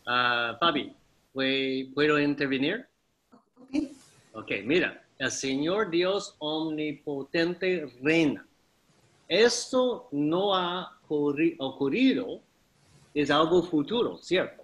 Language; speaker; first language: Spanish; non-native, fluent; English